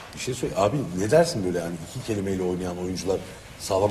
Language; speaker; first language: Turkish; native; Turkish